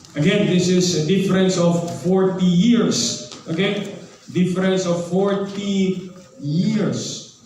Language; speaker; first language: English; non-native, local second language; Filipino